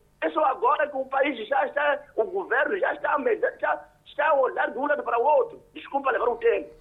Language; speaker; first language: Portuguese; non-native, local second language; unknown